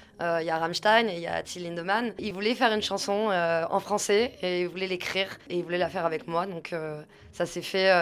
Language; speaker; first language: French; native; French